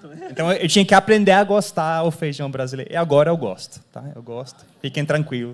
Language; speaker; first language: Portuguese; non-native, fluent; English